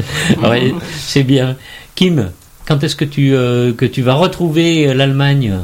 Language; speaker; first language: French; native; French